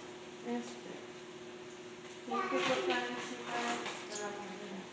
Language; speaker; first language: Spanish; early bilingual, heritage; English